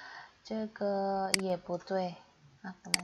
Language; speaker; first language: Chinese; non-native, fluent; Indonesian